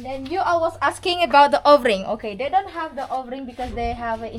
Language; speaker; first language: English; non-native, fluent; Indonesian